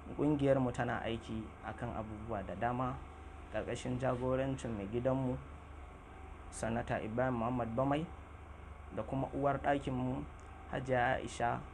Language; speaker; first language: Hausa; native; Hausa